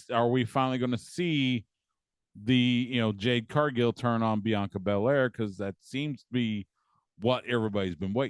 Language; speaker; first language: English; native; English